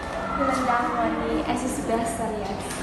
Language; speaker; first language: German; non-native, learner; Indonesian